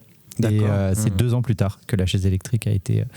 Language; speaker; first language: French; native; French